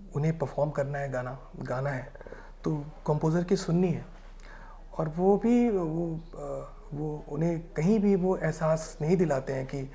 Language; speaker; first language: Hindi; native; Hindi